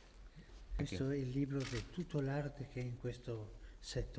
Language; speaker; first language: Italian; non-native, fluent; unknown